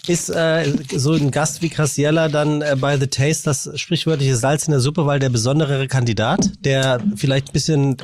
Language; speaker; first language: German; native; German